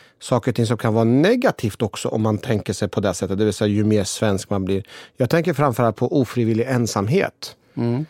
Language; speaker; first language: Swedish; early bilingual, other home language; Persian